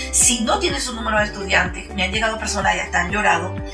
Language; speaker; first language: Spanish; native; Spanish